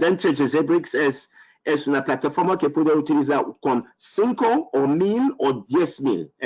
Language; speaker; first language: Spanish; non-native, learner; French